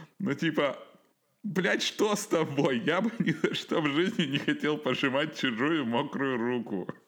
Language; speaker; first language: Ukrainian; non-native, local second language; Russian